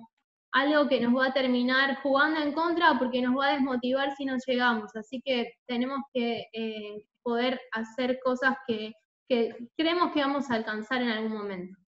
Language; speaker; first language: Spanish; native; Spanish